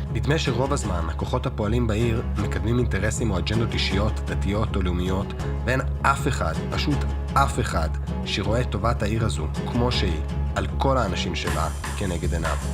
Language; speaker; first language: Hebrew; native; Hebrew